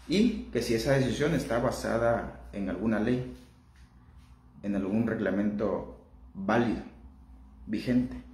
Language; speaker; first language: Spanish; native; Spanish